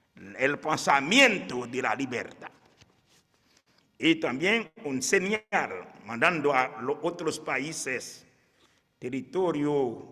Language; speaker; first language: Spanish; non-native, fluent; Haitian Creole